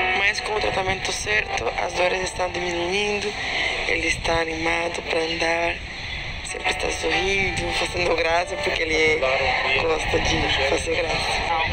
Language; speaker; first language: Portuguese; non-native, fluent; Spanish